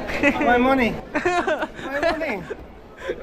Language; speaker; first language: English; non-native, learner; Korean